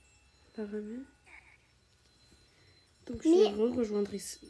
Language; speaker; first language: French; native; French